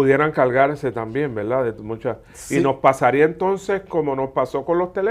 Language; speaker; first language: Spanish; native; Spanish